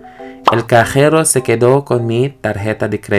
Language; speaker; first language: Spanish; non-native, learner; Filipino